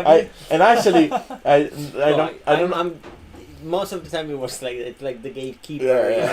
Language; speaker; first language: English; non-native, fluent; Italian